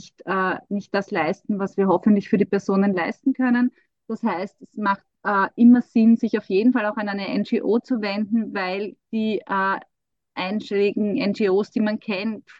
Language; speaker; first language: German; native; German